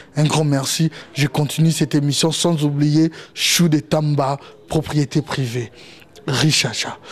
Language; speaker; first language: French; non-native, local second language; Lingala